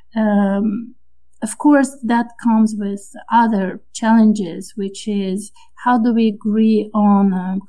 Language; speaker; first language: English; non-native, fluent; Romanian